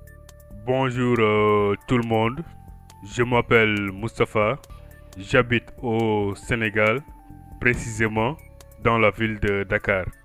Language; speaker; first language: French; non-native, local second language; Wolof